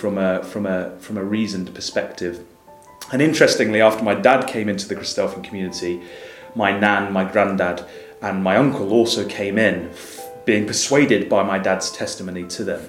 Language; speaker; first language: English; native; English